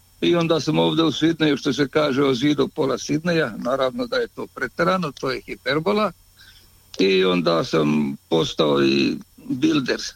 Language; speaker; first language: Serbian; native; Serbian